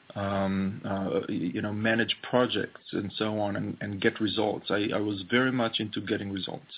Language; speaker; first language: English; non-native, fluent; Hebrew